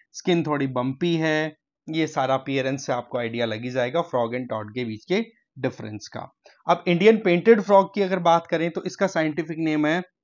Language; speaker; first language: Hindi; native; Hindi